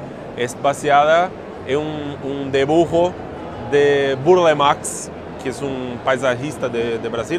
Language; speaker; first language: Spanish; non-native, fluent; Portuguese